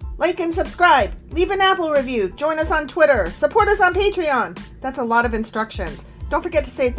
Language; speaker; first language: English; native; English